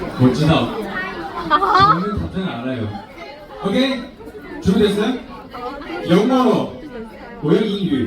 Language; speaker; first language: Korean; non-native, fluent; Chinese